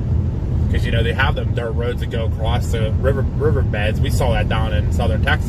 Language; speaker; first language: English; native; English